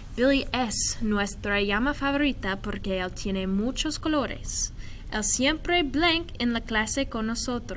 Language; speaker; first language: Spanish; non-native, fluent; English